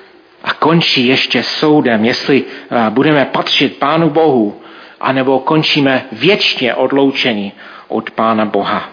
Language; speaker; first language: Czech; non-native, fluent; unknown